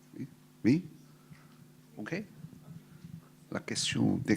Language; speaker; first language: French; non-native, fluent; Cantonese